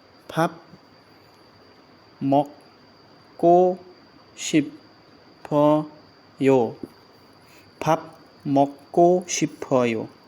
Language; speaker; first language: Korean; non-native, fluent; Hmong